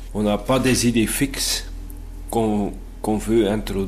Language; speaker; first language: French; non-native, local second language; Dutch